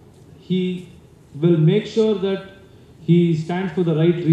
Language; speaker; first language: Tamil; non-native, learner; Kannada